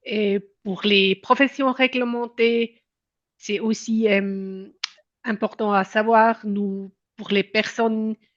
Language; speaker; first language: French; non-native, local second language; German